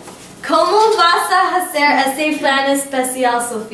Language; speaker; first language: Spanish; non-native, learner; English